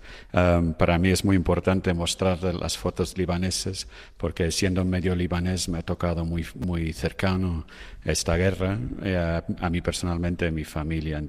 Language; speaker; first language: Spanish; non-native, fluent; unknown